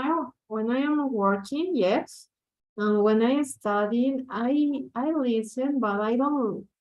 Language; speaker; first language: English; non-native, learner; Spanish